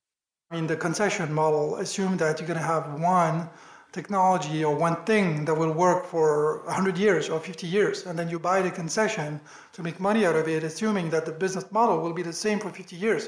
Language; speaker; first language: English; non-native, fluent; French